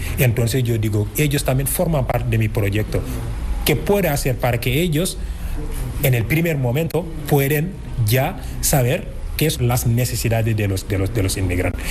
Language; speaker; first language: Spanish; non-native, fluent; Wolof